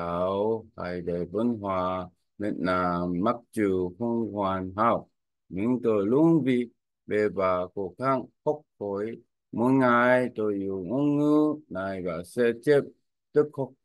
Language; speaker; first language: Vietnamese; non-native, learner; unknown